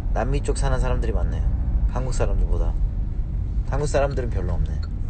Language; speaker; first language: Korean; early bilingual, heritage; Korean